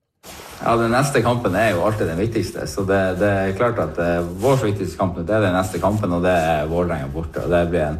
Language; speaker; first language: Norwegian; native; Norwegian